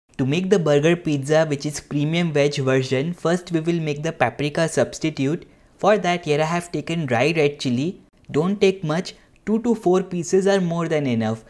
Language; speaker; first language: English; non-native, local second language; Hindi